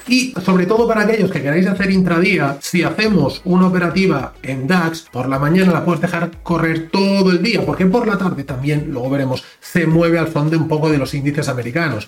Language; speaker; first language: Spanish; native; Spanish